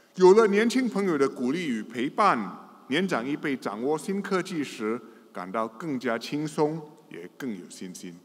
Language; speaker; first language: Chinese; non-native, local second language; English